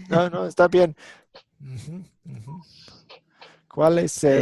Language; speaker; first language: Spanish; non-native, fluent; English